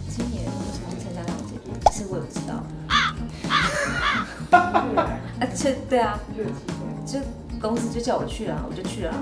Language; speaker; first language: Chinese; native; Chinese